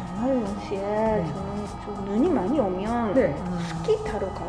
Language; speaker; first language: Korean; non-native, fluent; Japanese